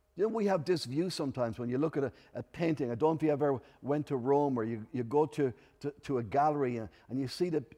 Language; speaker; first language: English; native; English